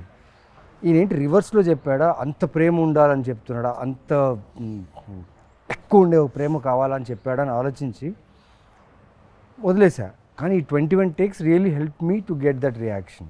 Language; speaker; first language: Telugu; native; Telugu